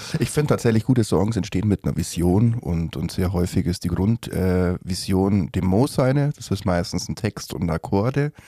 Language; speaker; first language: German; native; German